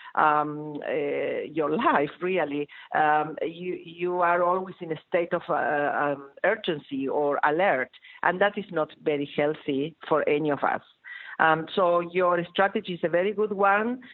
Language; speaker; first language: English; non-native, fluent; Spanish